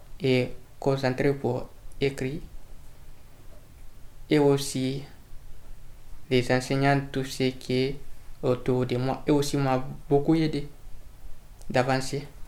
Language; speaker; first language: French; non-native, learner; Fula